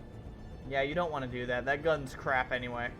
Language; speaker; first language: English; native; English